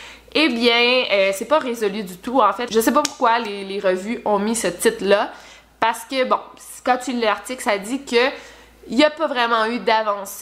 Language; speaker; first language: French; native; French